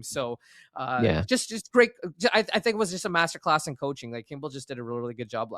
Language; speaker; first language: English; native; English